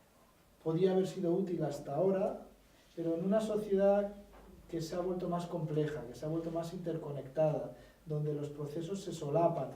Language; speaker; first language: Spanish; native; Spanish